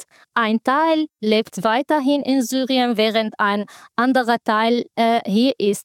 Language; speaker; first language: German; non-native, fluent; Arabic